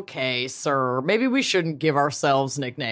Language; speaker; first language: English; native; English